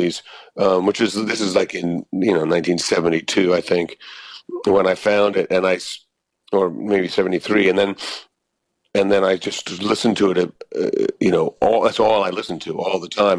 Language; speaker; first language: English; native; English